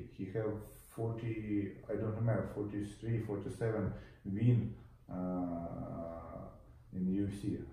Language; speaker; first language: English; non-native, learner; Russian